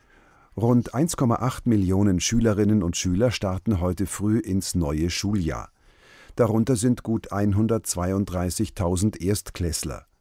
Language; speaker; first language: German; native; German